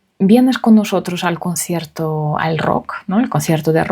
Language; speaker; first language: Spanish; non-native, fluent; Russian